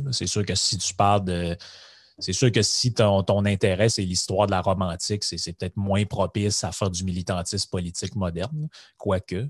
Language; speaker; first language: French; native; French